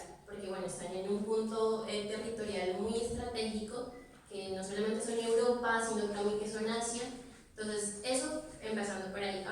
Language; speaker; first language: Spanish; native; Spanish